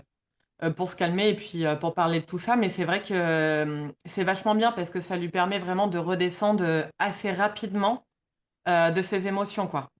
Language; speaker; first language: French; native; French